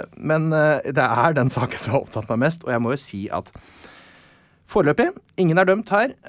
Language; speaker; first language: Norwegian; native; Norwegian